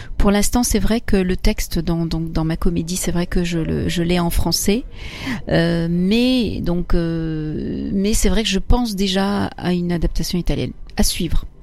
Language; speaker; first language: French; early bilingual, other home language; Italian